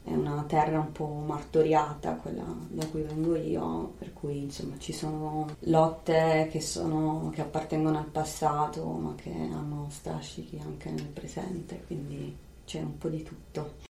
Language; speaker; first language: Italian; native; Italian